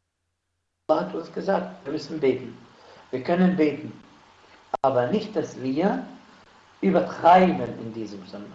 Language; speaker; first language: German; non-native, fluent; Arabic